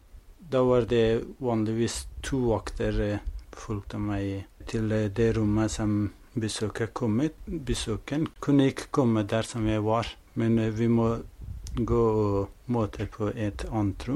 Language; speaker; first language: Norwegian; non-native, fluent; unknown